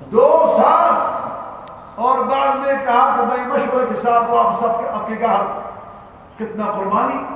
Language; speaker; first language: Urdu; non-native, learner; Arabic